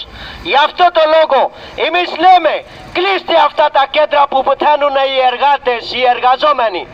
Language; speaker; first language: Greek; non-native, learner; Urdu